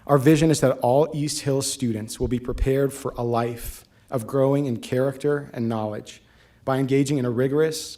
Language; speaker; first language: English; native; English